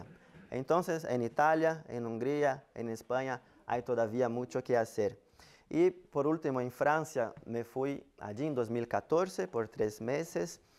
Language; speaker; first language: Spanish; non-native, fluent; Portuguese